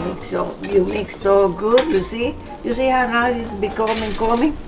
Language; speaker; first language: English; non-native, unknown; Spanish